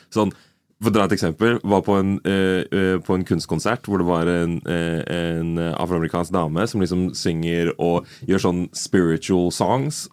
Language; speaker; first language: Norwegian; early bilingual, other home language; Nigerian Pidgin